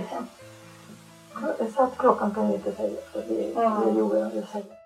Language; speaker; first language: Swedish; non-native, fluent; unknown